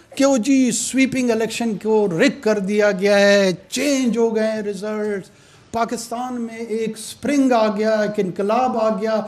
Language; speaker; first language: Urdu; non-native, local second language; Pashto